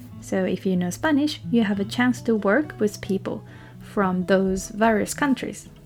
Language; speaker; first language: English; non-native, fluent; Japanese